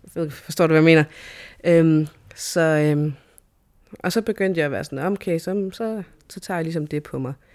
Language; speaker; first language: Danish; native; Danish